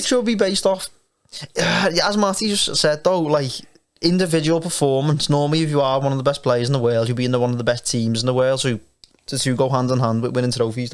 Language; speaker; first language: English; native; English